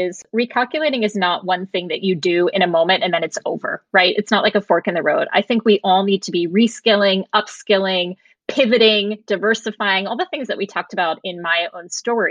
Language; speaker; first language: English; native; English